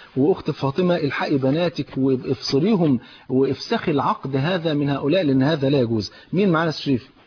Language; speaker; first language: Arabic; native; Arabic